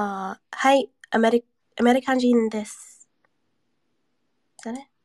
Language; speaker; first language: Japanese; non-native, learner; English